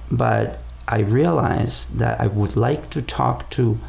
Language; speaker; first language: English; non-native, fluent; Spanish